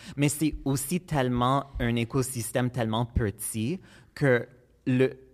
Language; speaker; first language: French; non-native, local second language; English